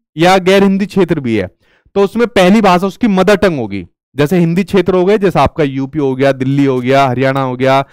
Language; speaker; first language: Hindi; native; Hindi